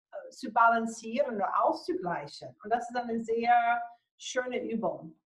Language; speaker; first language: German; non-native, fluent; English